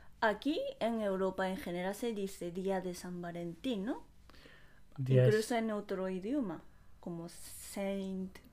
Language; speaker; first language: Spanish; non-native, fluent; Japanese